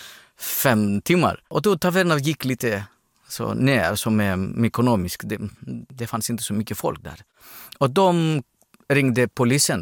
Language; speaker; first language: Swedish; non-native, fluent; Greek